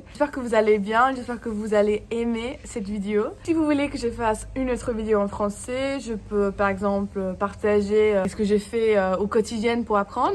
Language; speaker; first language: French; non-native, fluent; English